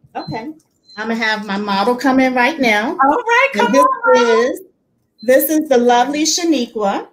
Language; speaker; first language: English; native; English